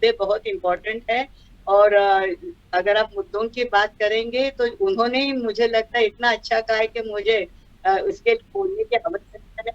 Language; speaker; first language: Hindi; non-native, local second language; Marathi